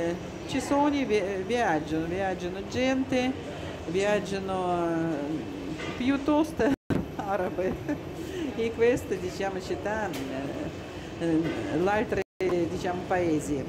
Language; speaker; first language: Italian; non-native, learner; Russian